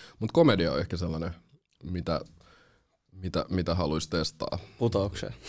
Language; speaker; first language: Finnish; early bilingual, other home language; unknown